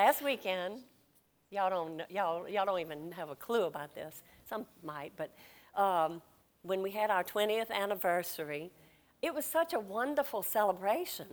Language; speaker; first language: English; native; English